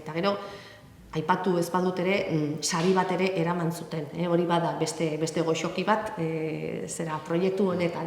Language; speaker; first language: Basque; native; Basque